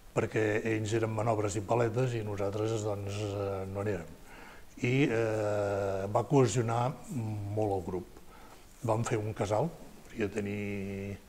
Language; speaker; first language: Catalan; native; Catalan